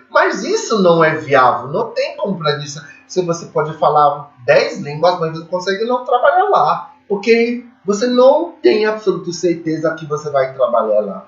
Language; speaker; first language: Portuguese; non-native, fluent; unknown